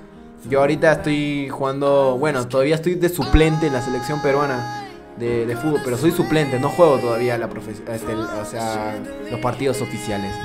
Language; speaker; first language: Spanish; native; Spanish